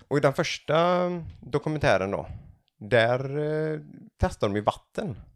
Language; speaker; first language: Swedish; native; Swedish